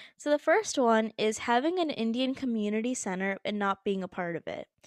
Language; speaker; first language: English; native; English